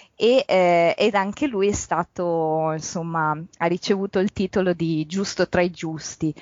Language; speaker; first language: Italian; early bilingual, other home language; Polish